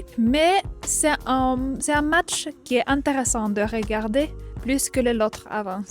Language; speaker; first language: French; non-native, fluent; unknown